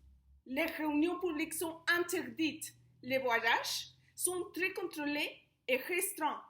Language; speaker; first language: French; non-native, fluent; Spanish